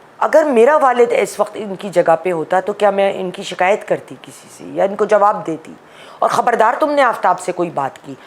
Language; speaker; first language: Urdu; native; Urdu